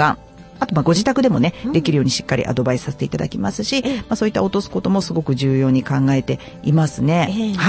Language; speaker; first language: Japanese; native; Japanese